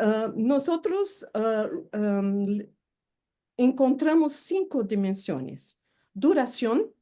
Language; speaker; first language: Spanish; non-native, fluent; Portuguese